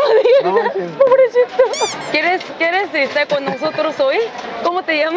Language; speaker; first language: Spanish; native; Spanish